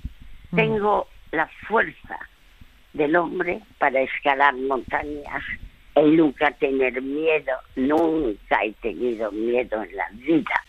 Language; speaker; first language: Spanish; early bilingual, other home language; French